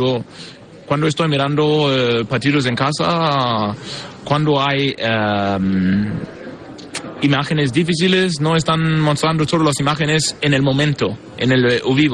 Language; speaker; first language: Spanish; non-native, fluent; Portuguese